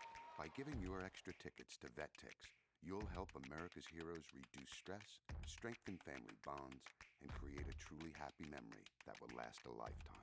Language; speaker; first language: English; native; English